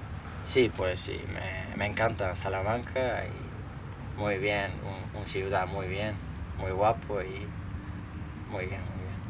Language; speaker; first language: Spanish; non-native, learner; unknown